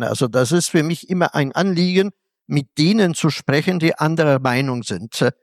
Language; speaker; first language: German; non-native, fluent; Polish